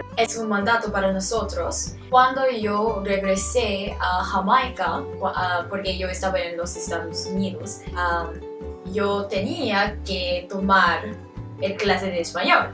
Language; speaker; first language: Spanish; non-native, learner; English